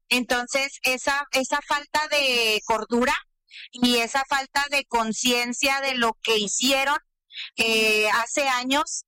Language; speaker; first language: Spanish; native; Spanish